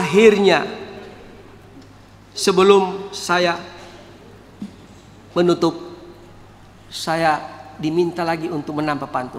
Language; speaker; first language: Indonesian; native; Indonesian